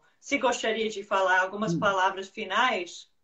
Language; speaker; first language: Portuguese; non-native, fluent; English